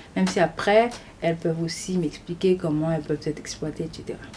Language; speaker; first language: French; non-native, local second language; Haitian Creole